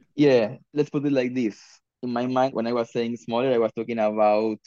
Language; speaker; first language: English; non-native, fluent; Spanish